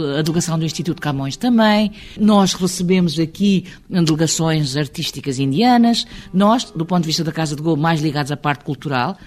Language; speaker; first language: Portuguese; early bilingual, heritage; Portuguese